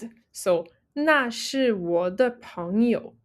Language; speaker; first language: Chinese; non-native, fluent; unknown